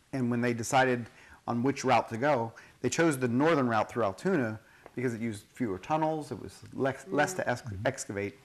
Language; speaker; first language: English; native; English